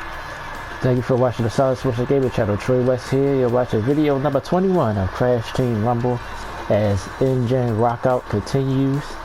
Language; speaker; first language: English; native; English